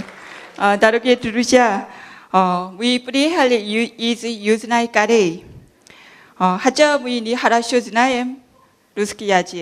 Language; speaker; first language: Russian; non-native, learner; Korean